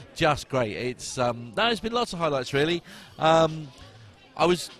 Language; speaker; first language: English; native; English